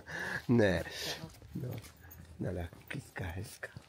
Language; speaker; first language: Czech; non-native, learner; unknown